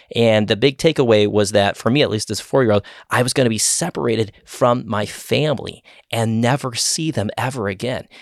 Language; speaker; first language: English; native; English